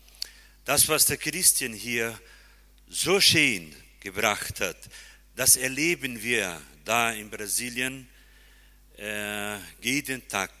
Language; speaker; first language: German; early bilingual, heritage; German